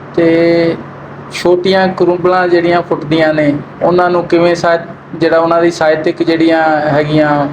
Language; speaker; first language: Punjabi; native; Punjabi